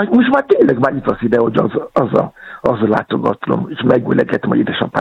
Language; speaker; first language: Hungarian; non-native, learner; Yoruba